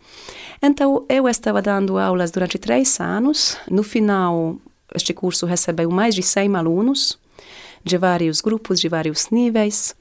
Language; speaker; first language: Portuguese; non-native, fluent; Hungarian